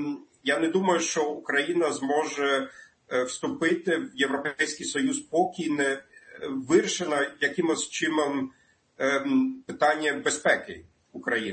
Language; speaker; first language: Ukrainian; non-native, fluent; German